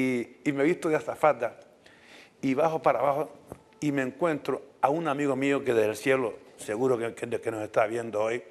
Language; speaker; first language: Spanish; native; Spanish